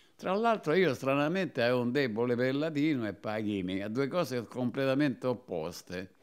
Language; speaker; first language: Italian; native; Italian